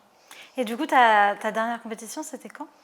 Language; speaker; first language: French; native; French